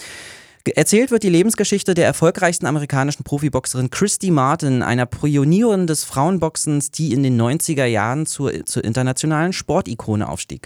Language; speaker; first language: German; native; German